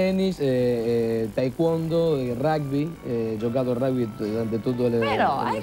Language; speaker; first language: Italian; non-native, learner; Spanish